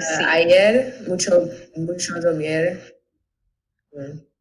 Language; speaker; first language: Spanish; non-native, learner; English